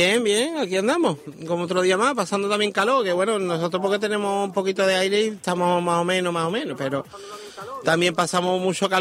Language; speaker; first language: Spanish; native; Spanish